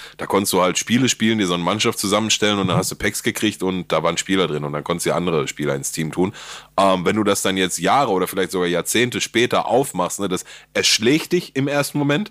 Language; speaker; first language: German; native; German